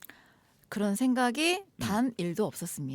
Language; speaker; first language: Korean; native; Korean